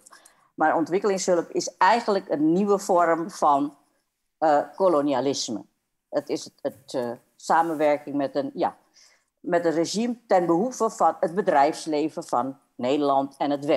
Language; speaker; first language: Dutch; non-native, fluent; Indonesian